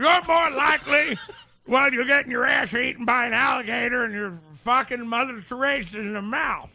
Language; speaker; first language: English; native; English